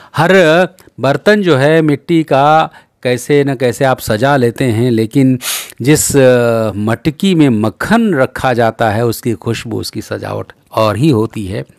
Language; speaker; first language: Hindi; native; Hindi